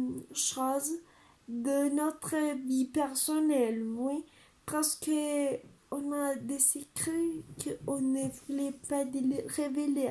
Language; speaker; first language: French; non-native, learner; Spanish